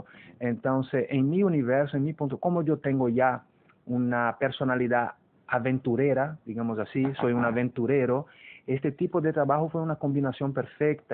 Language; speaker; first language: Spanish; non-native, fluent; Portuguese